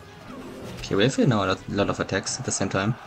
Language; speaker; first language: English; non-native, fluent; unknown